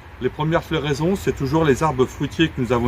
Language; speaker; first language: French; native; French